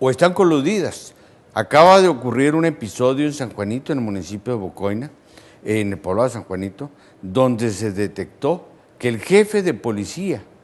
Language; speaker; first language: Spanish; native; Spanish